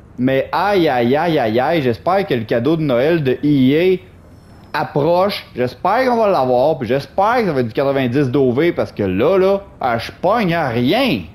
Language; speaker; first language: French; native; French